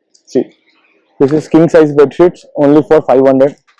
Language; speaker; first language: English; non-native, local second language; Telugu